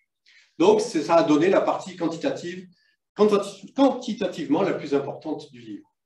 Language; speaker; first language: French; native; French